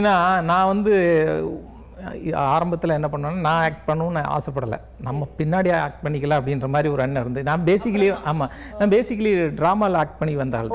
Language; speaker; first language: Tamil; native; Tamil